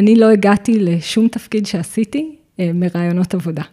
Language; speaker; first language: Hebrew; native; Hebrew